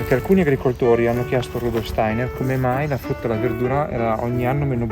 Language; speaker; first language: Italian; native; Italian